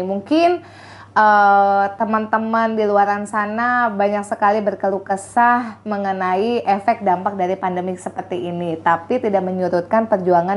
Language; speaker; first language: Indonesian; native; Indonesian